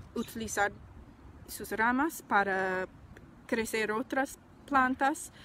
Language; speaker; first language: Spanish; non-native, fluent; English